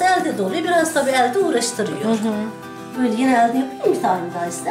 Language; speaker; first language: Turkish; native; Turkish